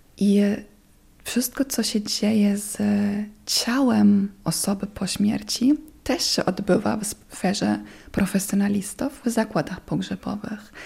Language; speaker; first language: Polish; non-native, fluent; German